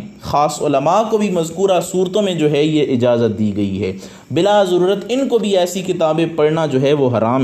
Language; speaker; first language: Urdu; native; Urdu